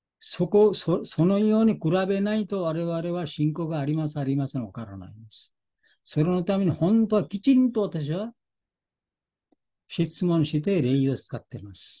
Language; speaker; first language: Japanese; non-native, fluent; Bangla